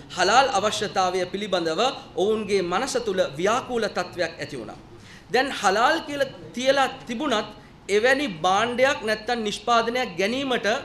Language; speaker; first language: Sinhala; non-native, local second language; Tamil